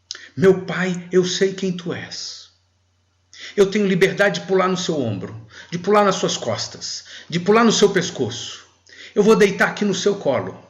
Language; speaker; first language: Portuguese; native; Portuguese